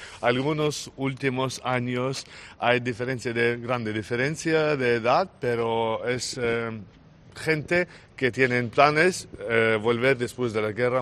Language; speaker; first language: Spanish; non-native, learner; Ukrainian